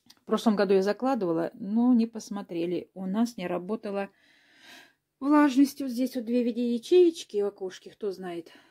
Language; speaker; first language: Russian; native; Russian